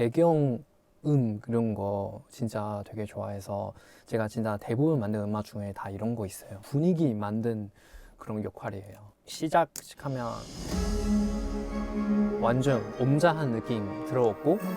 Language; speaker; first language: Korean; non-native, fluent; Chinese